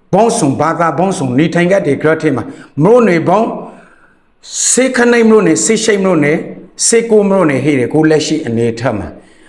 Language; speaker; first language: Burmese; native; Burmese